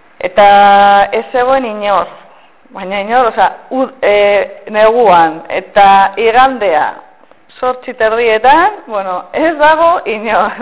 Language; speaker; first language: Basque; non-native, local second language; Spanish